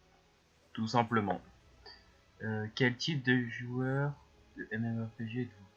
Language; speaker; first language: French; native; French